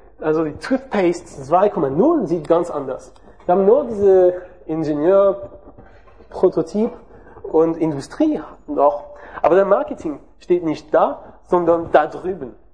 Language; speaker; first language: German; non-native, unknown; French